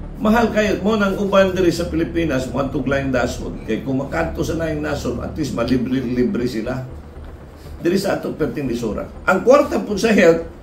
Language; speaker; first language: Cebuano; native; Cebuano